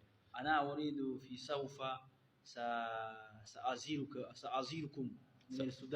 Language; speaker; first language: Arabic; non-native, learner; Kinyarwanda